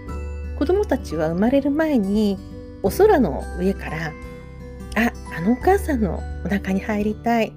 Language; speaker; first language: Japanese; native; Japanese